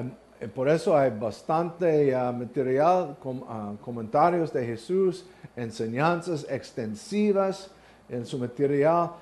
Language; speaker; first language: Spanish; non-native, learner; English